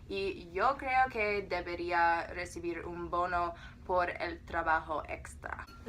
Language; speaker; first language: Spanish; non-native, learner; English